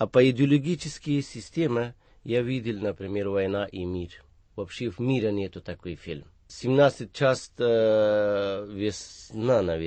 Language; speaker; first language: Russian; non-native, learner; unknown